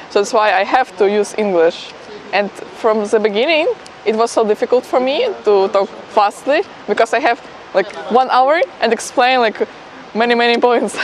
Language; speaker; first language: English; non-native, fluent; Ukrainian